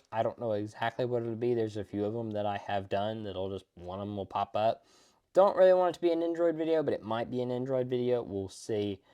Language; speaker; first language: English; native; English